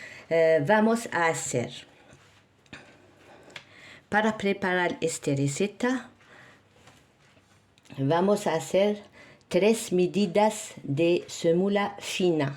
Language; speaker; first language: Spanish; non-native, learner; Arabic